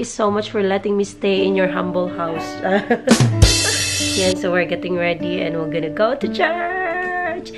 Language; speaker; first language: English; non-native, local second language; Filipino